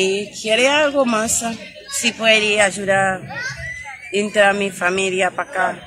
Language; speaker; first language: Spanish; non-native, learner; Haitian Creole